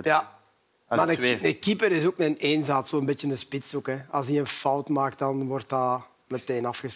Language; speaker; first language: Dutch; native; Dutch